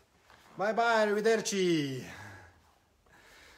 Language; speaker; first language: English; non-native, learner; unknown